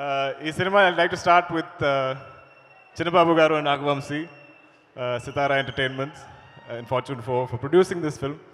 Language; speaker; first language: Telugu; non-native, learner; Malayalam